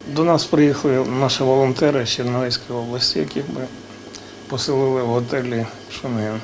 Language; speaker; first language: Ukrainian; non-native, local second language; Russian